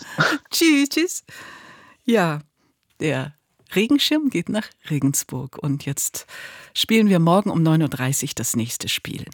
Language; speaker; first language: German; native; German